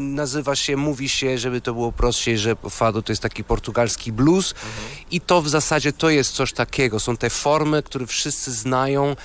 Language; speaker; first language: Polish; non-native, fluent; Portuguese